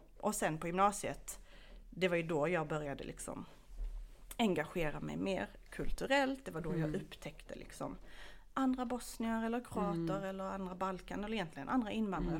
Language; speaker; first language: Swedish; early bilingual, other home language; Bosnian